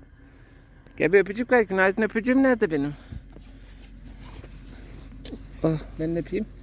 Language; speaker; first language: Turkish; native; Turkish